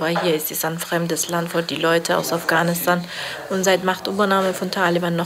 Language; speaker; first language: German; non-native, learner; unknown